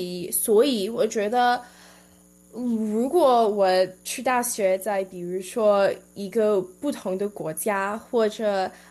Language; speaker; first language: Chinese; early bilingual, heritage; Chinese